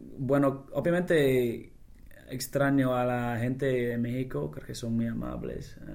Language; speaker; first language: Spanish; non-native, fluent; English